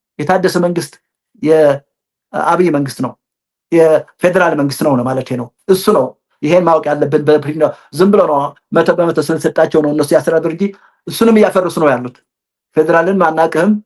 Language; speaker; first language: Amharic; non-native, local second language; Tigrinya